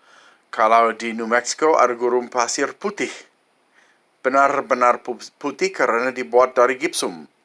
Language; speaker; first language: Indonesian; non-native, fluent; English